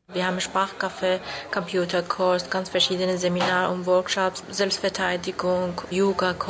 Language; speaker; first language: German; non-native, fluent; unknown